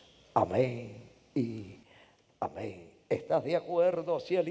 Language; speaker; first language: Spanish; native; Spanish